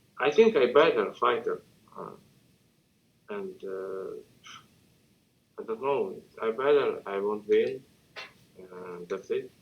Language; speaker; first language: English; non-native, learner; Russian